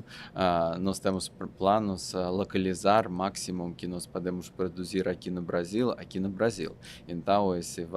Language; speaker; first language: Portuguese; non-native, fluent; Russian